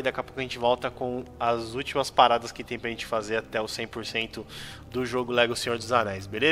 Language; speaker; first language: Portuguese; native; Portuguese